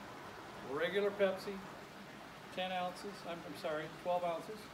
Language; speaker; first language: English; native; English